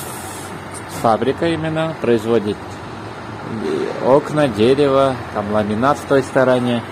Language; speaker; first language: Russian; non-native, fluent; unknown